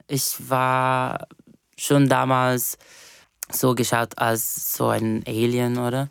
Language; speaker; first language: German; non-native, fluent; Portuguese